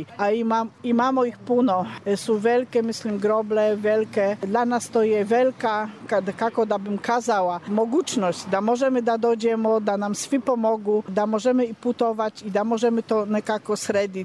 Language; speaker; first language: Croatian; non-native, learner; Polish